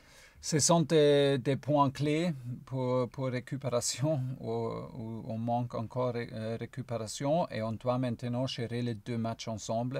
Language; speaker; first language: French; non-native, fluent; German